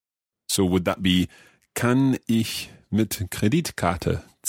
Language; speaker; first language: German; non-native, learner; English